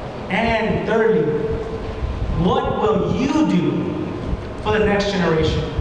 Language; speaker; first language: English; early bilingual, other home language; Spanish